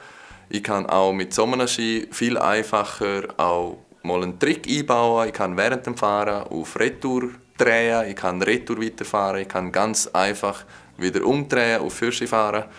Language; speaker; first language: German; native; German